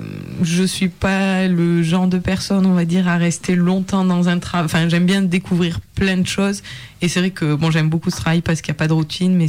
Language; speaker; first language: French; native; French